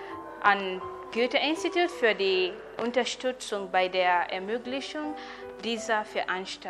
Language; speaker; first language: German; non-native, fluent; Swahili